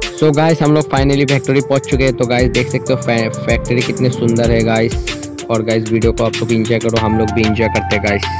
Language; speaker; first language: Hindi; non-native, local second language; Bangla